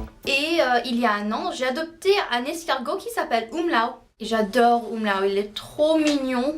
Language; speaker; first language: French; non-native, learner; English